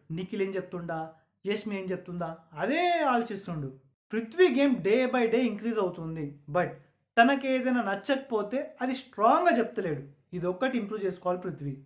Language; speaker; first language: Telugu; non-native, local second language; Urdu